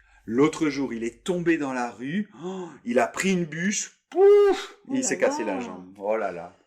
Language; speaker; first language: French; native; French